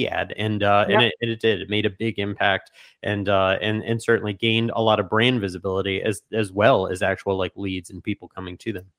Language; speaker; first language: English; native; English